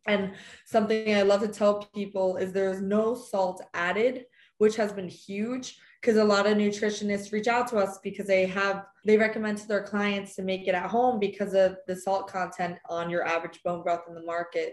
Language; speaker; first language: English; native; English